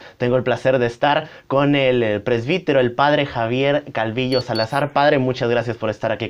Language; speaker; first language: Spanish; native; Spanish